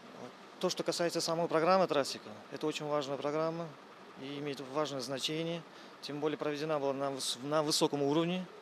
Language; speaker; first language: Russian; non-native, local second language; Uzbek